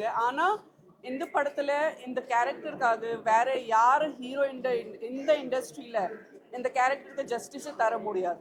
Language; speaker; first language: Tamil; non-native, fluent; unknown